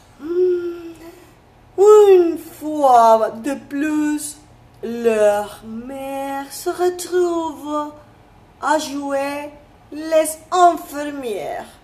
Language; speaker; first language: French; non-native, fluent; Spanish